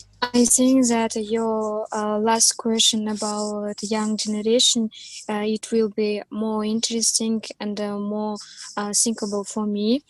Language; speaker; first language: English; non-native, learner; Kazakh